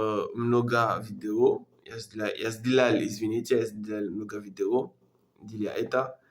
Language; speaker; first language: Russian; non-native, learner; French